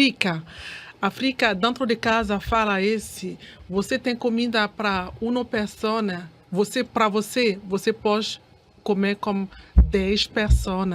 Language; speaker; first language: Portuguese; non-native, learner; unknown